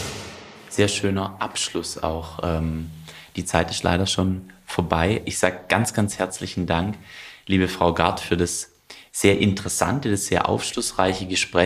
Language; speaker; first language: German; native; German